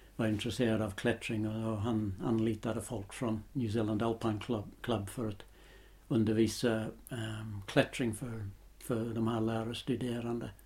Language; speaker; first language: Swedish; non-native, fluent; English